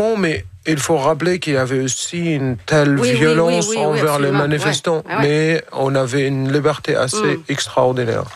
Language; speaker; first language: French; non-native, fluent; Arabic